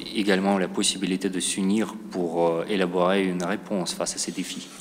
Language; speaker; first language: French; non-native, fluent; Russian